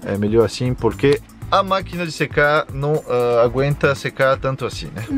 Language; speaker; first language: Portuguese; non-native, fluent; French